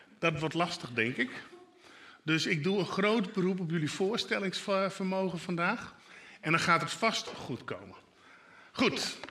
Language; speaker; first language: Dutch; non-native, local second language; Western Frisian